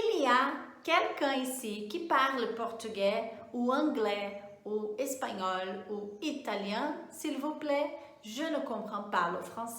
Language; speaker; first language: French; non-native, fluent; Portuguese